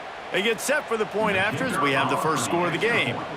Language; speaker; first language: English; native; English